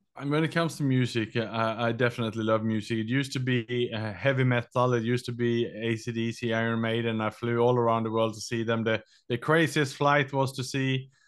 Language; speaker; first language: English; non-native, fluent; Swedish